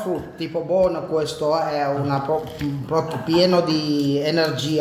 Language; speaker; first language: Italian; non-native, learner; Sinhala